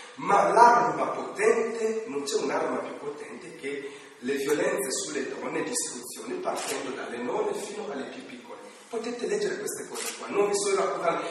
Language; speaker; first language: Italian; non-native, fluent; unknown